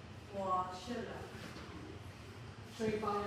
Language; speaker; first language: Chinese; non-native, learner; Filipino